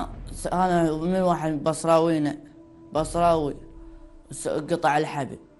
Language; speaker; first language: Arabic; native; Arabic